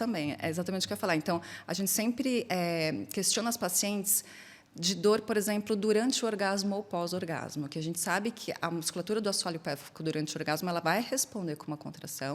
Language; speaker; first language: Portuguese; native; Portuguese